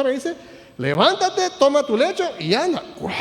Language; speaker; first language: Spanish; native; Spanish